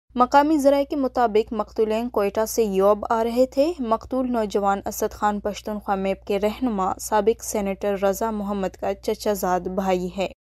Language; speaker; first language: Urdu; non-native, local second language; Baluchi